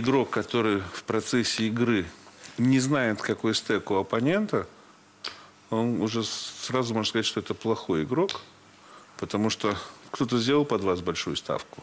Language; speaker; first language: Russian; native; Russian